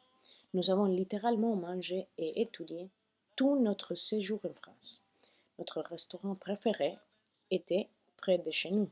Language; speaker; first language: French; non-native, fluent; Spanish